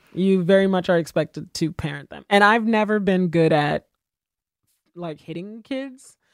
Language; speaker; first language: English; early bilingual, other home language; Haitian Creole